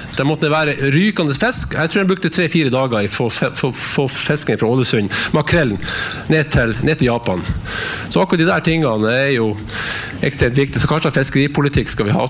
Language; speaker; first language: Norwegian; native; Norwegian